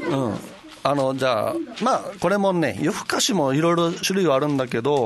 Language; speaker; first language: Japanese; native; Japanese